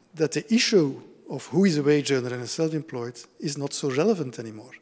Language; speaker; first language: English; non-native, fluent; Dutch